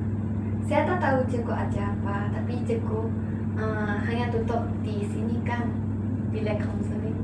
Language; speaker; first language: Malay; non-native, local second language; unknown